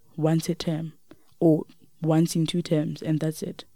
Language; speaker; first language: English; non-native, local second language; Northern Sotho